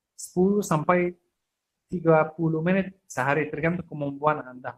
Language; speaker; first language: Indonesian; non-native, fluent; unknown